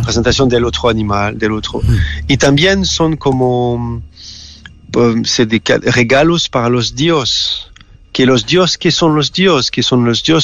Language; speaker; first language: Spanish; non-native, fluent; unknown